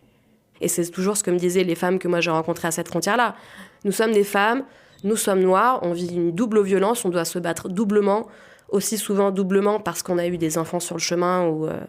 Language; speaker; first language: French; native; French